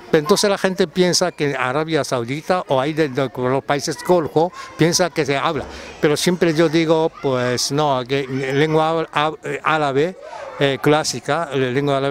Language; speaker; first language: Spanish; non-native, fluent; Japanese